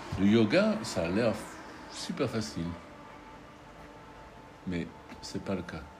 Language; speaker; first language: French; non-native, fluent; English